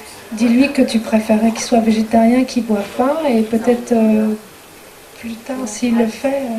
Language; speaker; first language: French; native; French